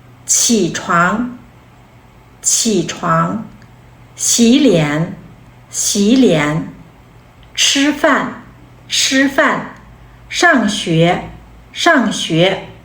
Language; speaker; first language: Chinese; non-native, fluent; Kazakh